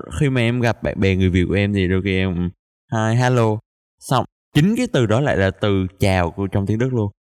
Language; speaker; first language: Vietnamese; native; Vietnamese